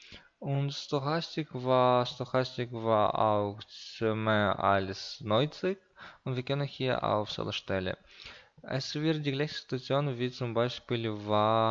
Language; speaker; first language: German; non-native, learner; Russian